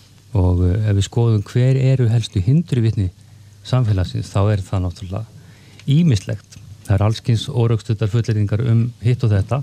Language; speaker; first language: Icelandic; native; Icelandic